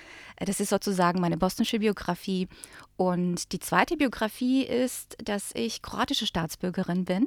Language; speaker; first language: German; early bilingual, other home language; Bosnian